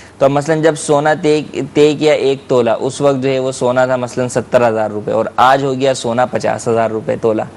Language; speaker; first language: Urdu; native; Urdu